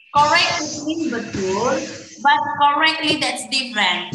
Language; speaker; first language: English; non-native, fluent; Indonesian